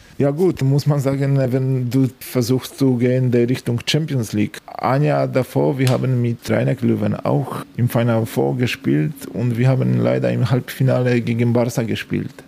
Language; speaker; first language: German; non-native, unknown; Polish